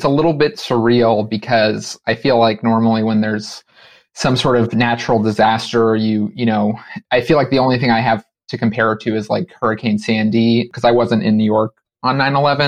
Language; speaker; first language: English; native; English